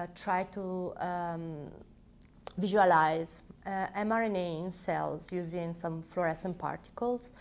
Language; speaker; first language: English; non-native, fluent; Italian